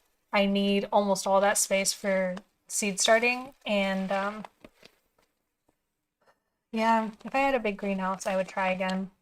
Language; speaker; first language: English; native; English